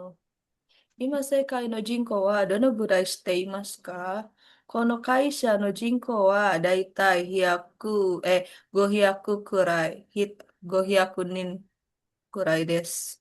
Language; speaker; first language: Japanese; non-native, fluent; Indonesian